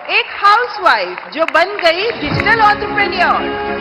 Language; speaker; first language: Hindi; native; Hindi